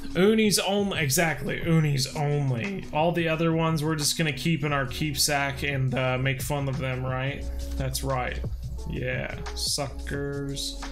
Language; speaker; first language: English; native; English